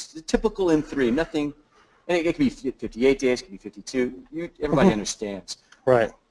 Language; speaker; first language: English; native; English